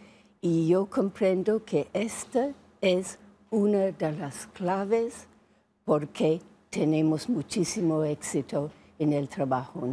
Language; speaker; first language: Spanish; non-native, fluent; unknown